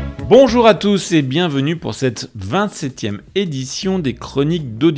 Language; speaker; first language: French; native; French